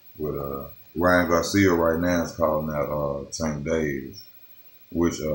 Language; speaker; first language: English; native; English